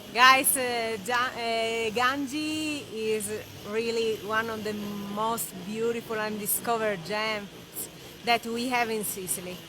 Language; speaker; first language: English; non-native, fluent; Italian